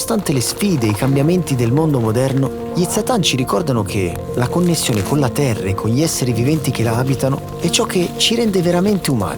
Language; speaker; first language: Italian; native; Italian